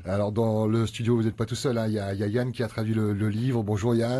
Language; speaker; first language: French; native; French